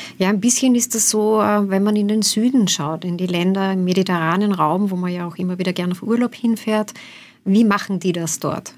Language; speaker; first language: German; native; German